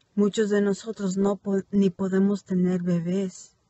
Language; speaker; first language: Spanish; early bilingual, heritage; Spanish